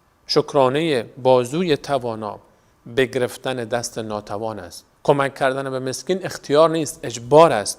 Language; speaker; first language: Persian; native; Persian